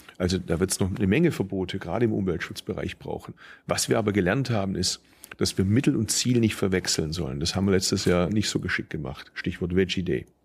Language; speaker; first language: German; early bilingual, other home language; Turkish